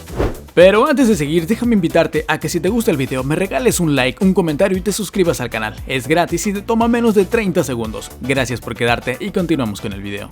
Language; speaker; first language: Spanish; native; Spanish